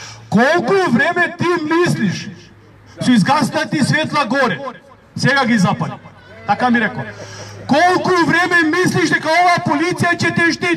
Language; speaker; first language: Macedonian; native; Macedonian